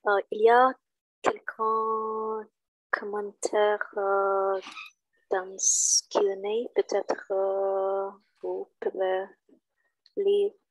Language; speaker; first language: French; non-native, learner; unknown